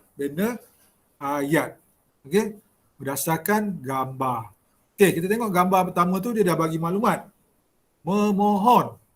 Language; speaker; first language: Malay; native; Malay